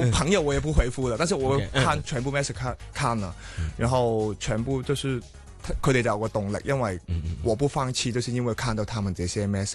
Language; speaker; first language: Chinese; non-native, learner; Cantonese